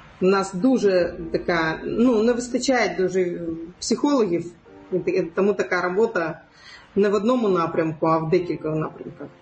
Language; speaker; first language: Ukrainian; non-native, local second language; Crimean Tatar